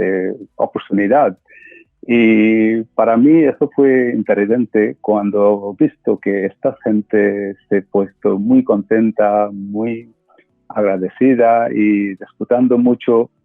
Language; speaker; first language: Spanish; non-native, fluent; Bangla